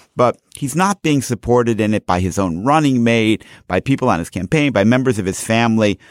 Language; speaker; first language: English; native; English